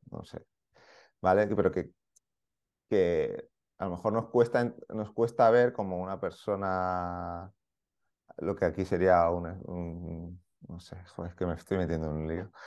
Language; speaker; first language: Spanish; native; Spanish